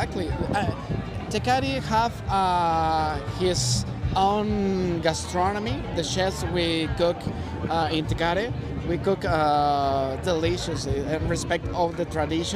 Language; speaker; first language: English; non-native, learner; Spanish